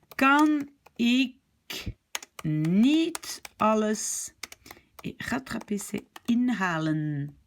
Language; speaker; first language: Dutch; non-native, local second language; French